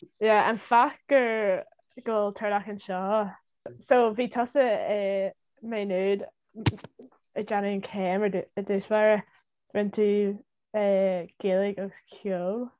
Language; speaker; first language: Irish; native; Irish